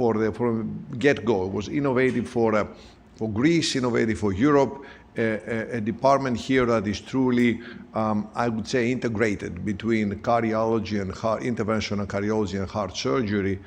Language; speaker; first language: English; non-native, fluent; Greek